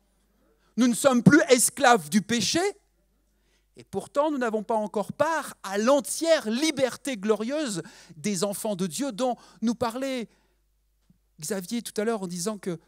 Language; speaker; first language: French; native; French